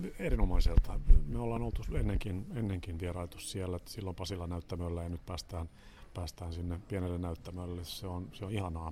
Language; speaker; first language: Finnish; non-native, local second language; Swedish